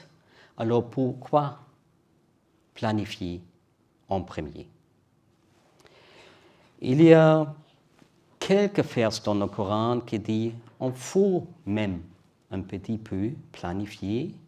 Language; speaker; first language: French; non-native, learner; German